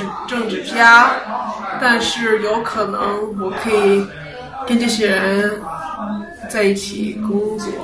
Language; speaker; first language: Chinese; early bilingual, heritage; Chinese